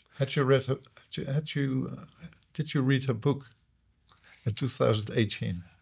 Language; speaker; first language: English; non-native, fluent; Dutch